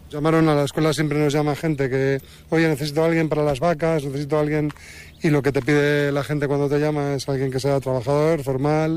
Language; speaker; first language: Spanish; native; Spanish